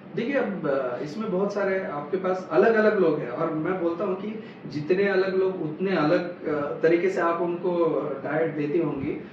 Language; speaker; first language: Hindi; non-native, local second language; Marathi